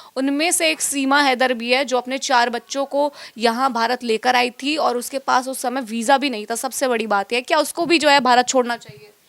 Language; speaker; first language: Hindi; native; Hindi